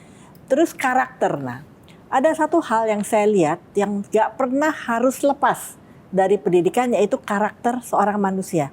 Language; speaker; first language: Indonesian; native; Indonesian